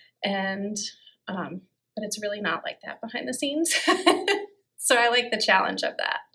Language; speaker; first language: English; native; English